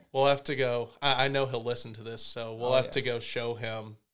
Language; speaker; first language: English; native; English